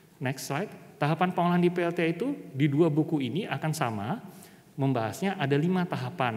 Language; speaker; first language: Indonesian; native; Indonesian